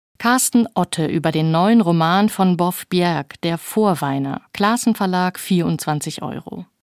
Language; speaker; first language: German; native; German